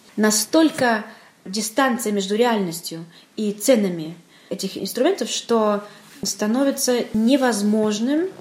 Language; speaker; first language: Russian; non-native, local second language; Romanian